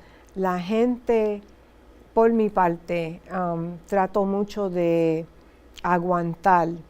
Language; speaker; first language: Spanish; early bilingual, heritage; Spanish